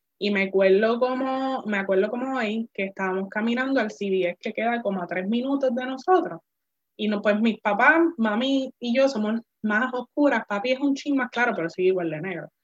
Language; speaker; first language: Spanish; native; Spanish